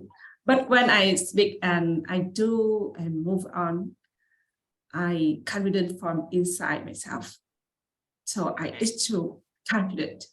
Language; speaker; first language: English; non-native, learner; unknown